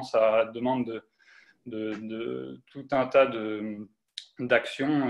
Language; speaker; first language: French; native; French